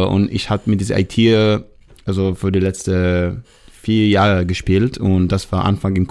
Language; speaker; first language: German; non-native, learner; Hebrew